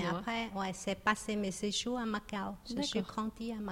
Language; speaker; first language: French; non-native, learner; Chinese